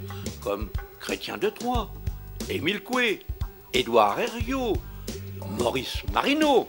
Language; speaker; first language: French; native; French